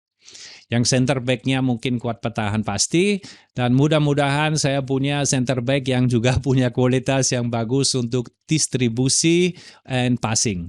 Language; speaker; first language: Indonesian; non-native, fluent; German